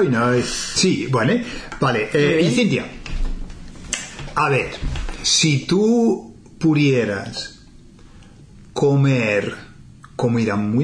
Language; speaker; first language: Spanish; non-native, fluent; English